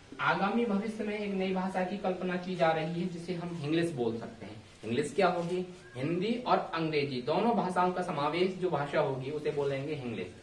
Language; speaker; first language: Hindi; native; Hindi